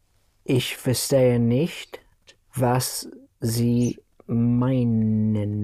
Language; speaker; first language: German; non-native, learner; English